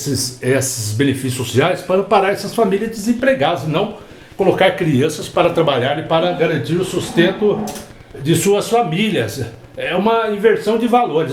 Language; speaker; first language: Portuguese; native; Portuguese